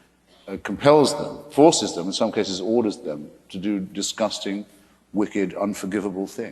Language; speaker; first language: English; native; English